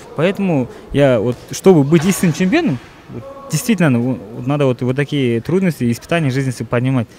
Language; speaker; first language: Russian; non-native, local second language; Kazakh